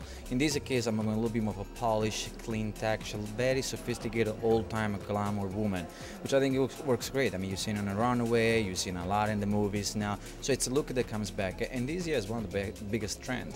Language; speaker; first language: English; non-native, fluent; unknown